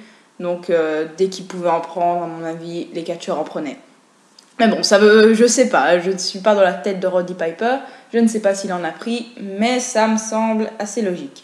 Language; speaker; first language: French; native; French